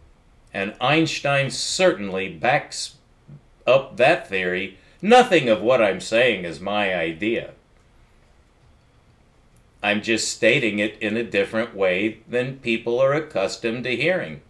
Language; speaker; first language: English; native; English